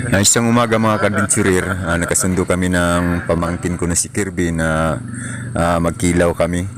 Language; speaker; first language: Filipino; non-native, local second language; Cebuano